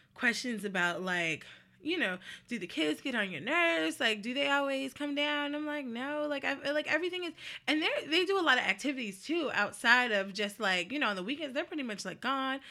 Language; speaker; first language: English; native; English